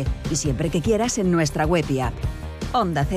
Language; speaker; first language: Spanish; native; Spanish